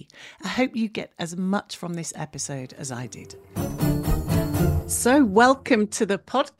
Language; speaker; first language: English; native; English